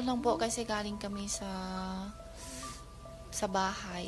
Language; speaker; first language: Filipino; non-native, learner; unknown